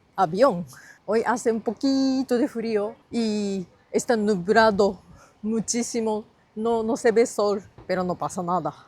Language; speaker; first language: Spanish; non-native, fluent; Japanese